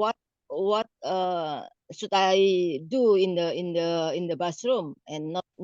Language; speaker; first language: English; non-native, learner; Indonesian